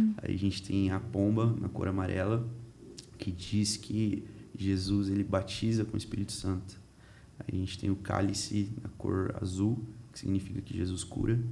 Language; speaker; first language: Portuguese; early bilingual, heritage; Portuguese